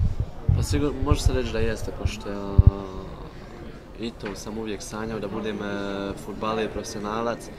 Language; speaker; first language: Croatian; early bilingual, heritage; Bosnian